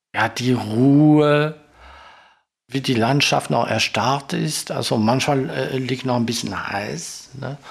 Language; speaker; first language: German; non-native, fluent; French